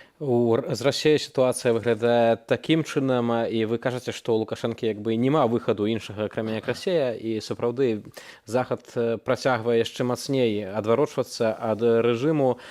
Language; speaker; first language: Belarusian; native; Belarusian